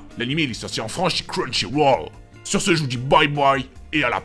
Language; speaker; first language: French; native; French